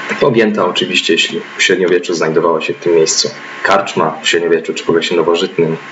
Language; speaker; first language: Polish; native; Polish